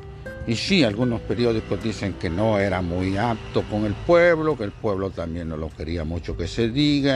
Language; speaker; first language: Spanish; native; Spanish